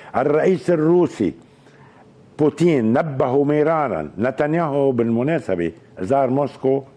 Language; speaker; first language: Arabic; native; Arabic